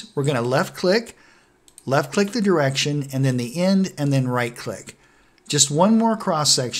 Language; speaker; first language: English; native; English